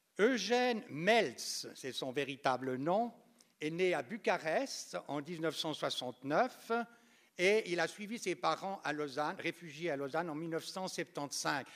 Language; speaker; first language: French; native; French